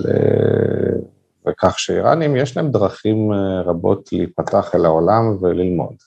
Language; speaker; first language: Hebrew; non-native, fluent; Russian